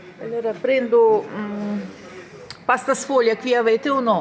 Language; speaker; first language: Italian; non-native, learner; Ukrainian